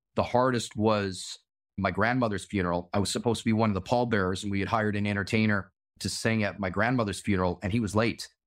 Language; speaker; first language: English; native; English